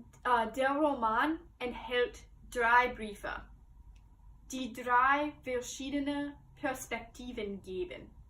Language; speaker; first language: German; non-native, learner; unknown